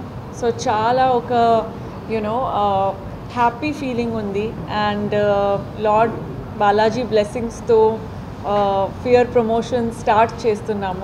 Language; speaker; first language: Telugu; non-native, fluent; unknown